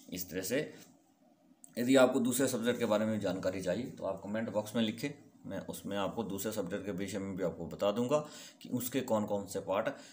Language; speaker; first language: Hindi; native; Hindi